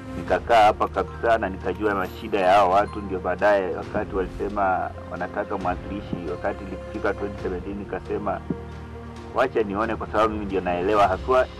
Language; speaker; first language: Swahili; non-native, local second language; Luyia